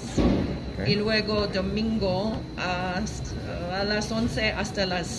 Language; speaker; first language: Spanish; non-native, fluent; English